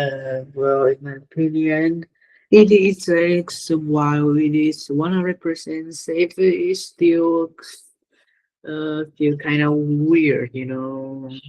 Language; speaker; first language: English; non-native, learner; Vietnamese